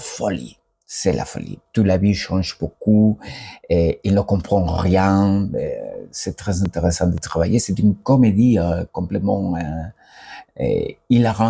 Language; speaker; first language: French; non-native, learner; Spanish